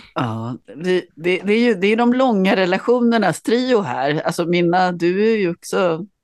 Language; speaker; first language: Swedish; native; Swedish